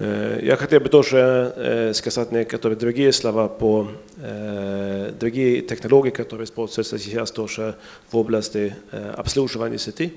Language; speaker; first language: Russian; non-native, fluent; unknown